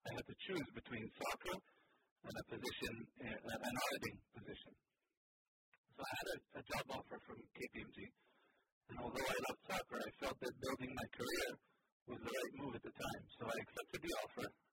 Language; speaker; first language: English; non-native, fluent; Hebrew